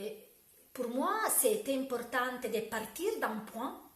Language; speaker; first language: French; non-native, learner; Italian